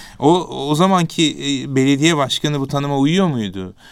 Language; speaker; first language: Turkish; native; Turkish